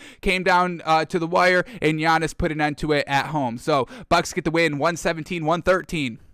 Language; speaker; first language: English; native; English